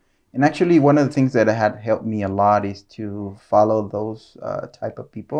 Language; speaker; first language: English; non-native, fluent; Spanish